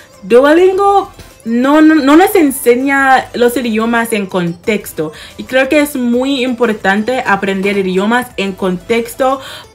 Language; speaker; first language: Spanish; non-native, fluent; English